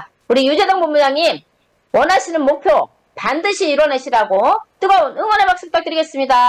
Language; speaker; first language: Korean; native; Korean